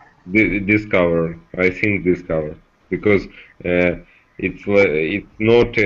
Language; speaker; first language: English; non-native, learner; Russian